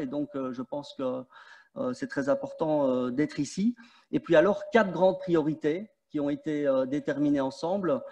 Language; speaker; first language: French; native; French